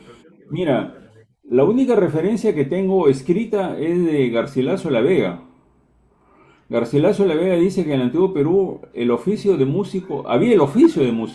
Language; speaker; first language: Spanish; native; Spanish